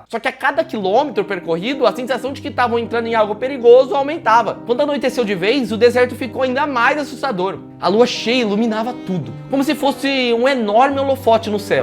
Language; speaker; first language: Portuguese; native; Portuguese